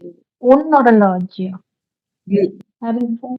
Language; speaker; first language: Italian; non-native, learner; Sinhala